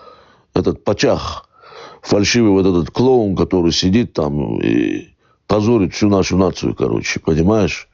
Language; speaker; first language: Russian; native; Russian